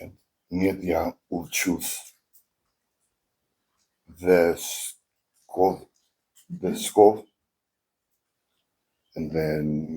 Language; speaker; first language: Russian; non-native, learner; English